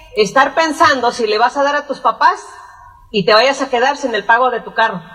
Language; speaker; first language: Spanish; native; Spanish